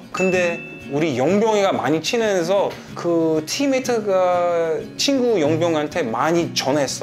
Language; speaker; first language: Korean; non-native, fluent; English